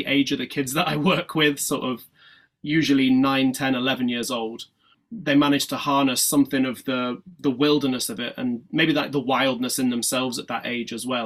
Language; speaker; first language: English; native; English